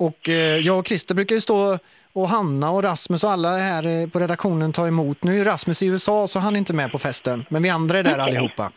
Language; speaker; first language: Swedish; native; Swedish